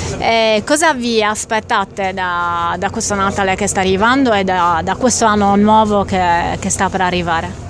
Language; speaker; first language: Italian; native; Italian